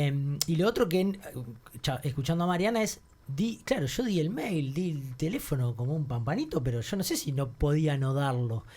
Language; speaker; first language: Spanish; native; Spanish